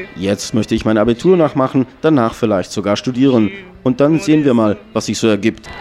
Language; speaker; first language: German; native; German